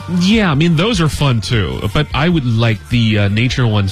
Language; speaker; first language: English; native; English